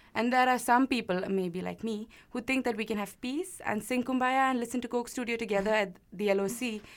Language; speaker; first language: English; non-native, local second language; Malayalam